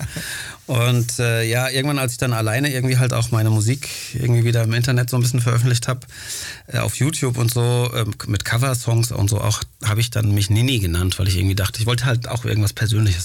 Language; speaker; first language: German; early bilingual, other home language; Greek